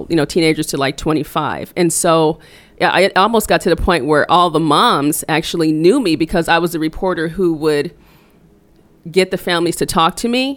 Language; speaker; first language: English; native; English